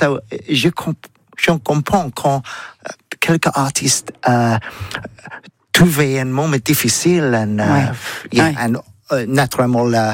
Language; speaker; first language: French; non-native, learner; English